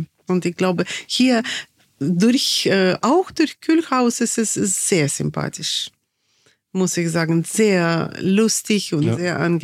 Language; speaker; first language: German; non-native, fluent; Russian